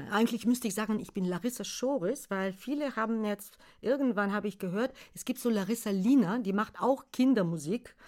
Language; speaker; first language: German; non-native, fluent; Bulgarian